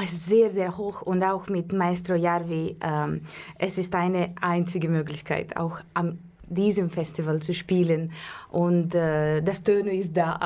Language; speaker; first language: German; non-native, learner; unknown